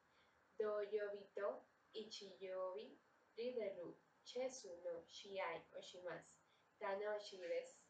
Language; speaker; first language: Japanese; non-native, learner; Spanish